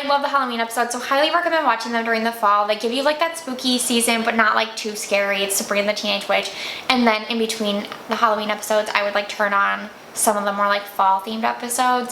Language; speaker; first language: English; native; English